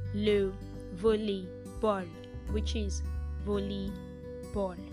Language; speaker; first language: English; non-native, local second language; Yoruba